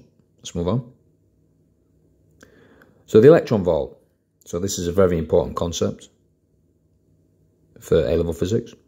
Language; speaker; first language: English; native; English